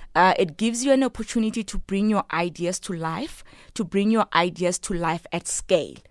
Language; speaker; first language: English; non-native, local second language; Tswana